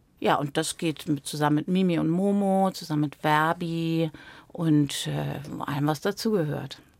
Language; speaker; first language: German; native; German